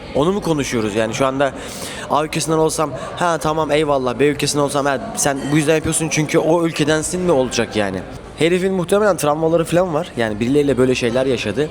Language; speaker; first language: Turkish; native; Turkish